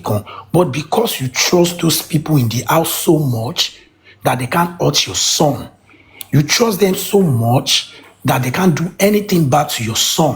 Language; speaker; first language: English; non-native, local second language; Yoruba